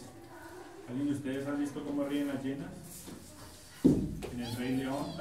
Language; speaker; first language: Spanish; native; Spanish